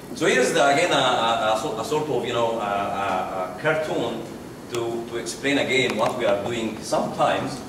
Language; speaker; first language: English; non-native, fluent; Arabic